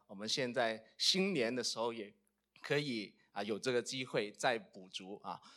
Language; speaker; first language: Chinese; non-native, local second language; Cantonese